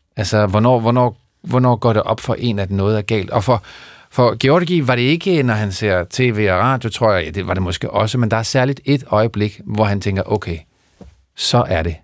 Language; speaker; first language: Danish; native; Danish